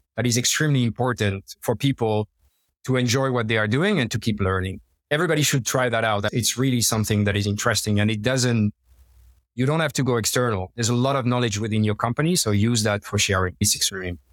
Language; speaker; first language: English; non-native, fluent; French